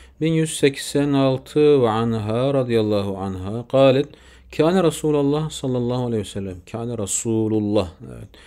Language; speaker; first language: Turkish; native; Turkish